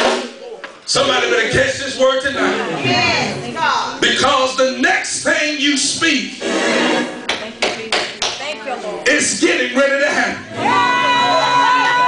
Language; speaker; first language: English; native; English